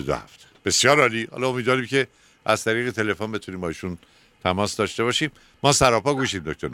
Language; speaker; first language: Persian; native; Persian